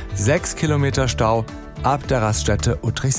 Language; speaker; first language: German; native; German